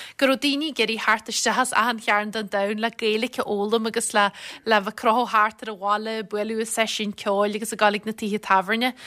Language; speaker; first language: Irish; native; Irish